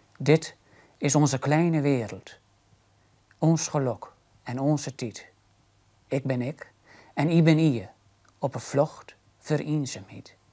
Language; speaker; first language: Dutch; native; Dutch